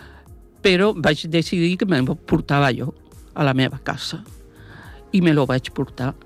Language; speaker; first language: Catalan; non-native, local second language; Spanish